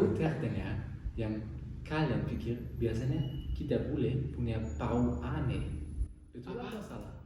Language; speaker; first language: Indonesian; non-native, learner; German